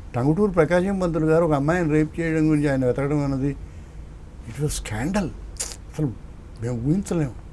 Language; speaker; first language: Telugu; native; Telugu